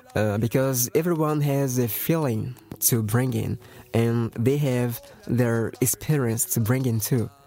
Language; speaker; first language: English; non-native, fluent; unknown